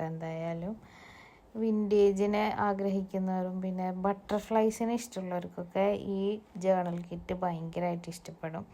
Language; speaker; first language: Malayalam; native; Malayalam